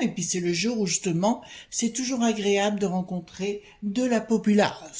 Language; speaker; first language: French; native; French